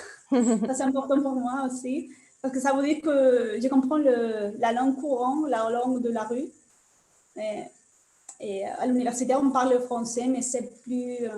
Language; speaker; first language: French; non-native, learner; Spanish